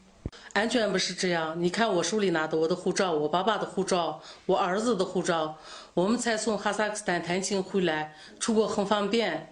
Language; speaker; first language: Chinese; non-native, local second language; Kazakh